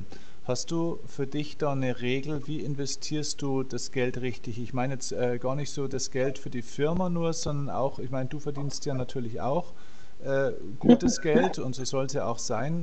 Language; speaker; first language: German; native; German